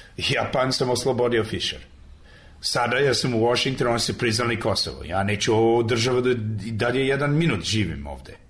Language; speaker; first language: Serbian; early bilingual, heritage; Serbian